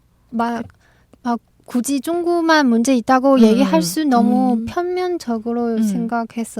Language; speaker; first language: Korean; non-native, fluent; Chinese